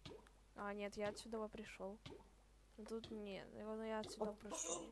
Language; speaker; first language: Russian; native; Russian